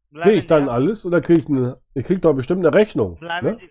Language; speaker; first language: German; native; German